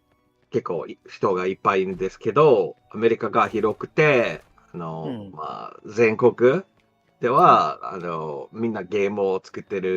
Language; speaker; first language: Japanese; non-native, fluent; English